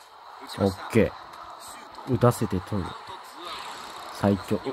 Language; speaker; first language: Japanese; native; Japanese